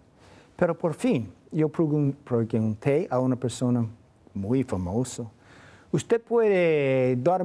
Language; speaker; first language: Spanish; non-native, fluent; English